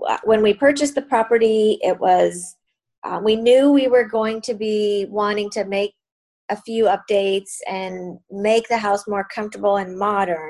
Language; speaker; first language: English; native; English